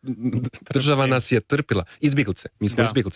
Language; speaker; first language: Croatian; native; Croatian